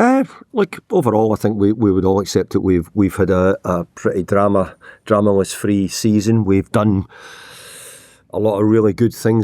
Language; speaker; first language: English; native; English